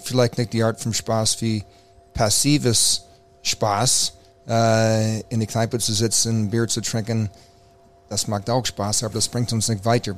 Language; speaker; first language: German; non-native, fluent; English